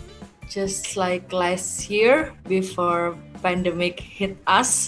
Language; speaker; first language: English; non-native, learner; Indonesian